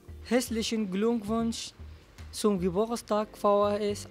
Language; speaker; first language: German; non-native, learner; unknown